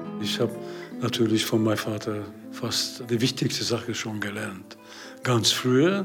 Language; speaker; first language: German; non-native, learner; Hungarian